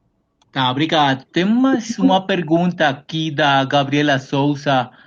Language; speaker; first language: Portuguese; non-native, fluent; Spanish